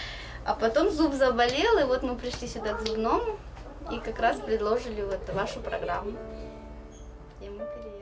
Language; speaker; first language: Russian; native; Russian